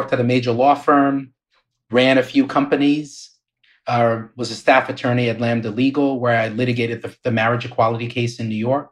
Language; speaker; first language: English; native; English